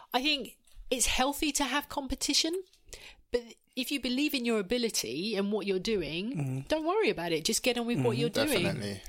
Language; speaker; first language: English; native; English